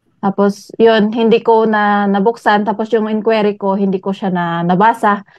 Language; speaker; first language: Filipino; non-native, local second language; Cebuano